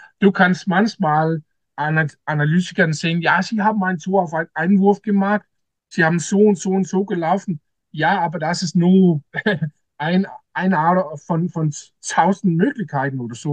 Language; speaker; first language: German; non-native, learner; Danish